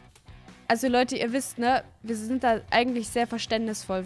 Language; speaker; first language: German; native; German